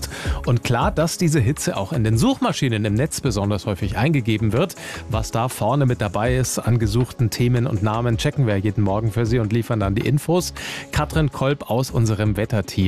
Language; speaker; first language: German; native; German